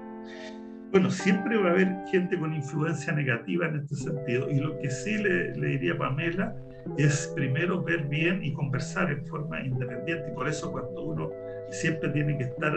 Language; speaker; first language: Spanish; native; Spanish